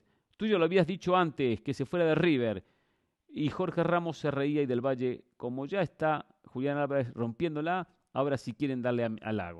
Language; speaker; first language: Spanish; native; Spanish